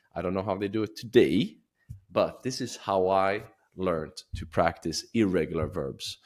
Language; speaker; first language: English; non-native, fluent; Swedish